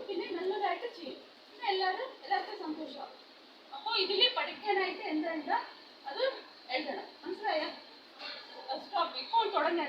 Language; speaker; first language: Malayalam; non-native, learner; Kannada